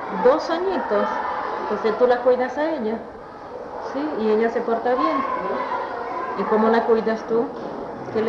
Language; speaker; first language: Spanish; native; Spanish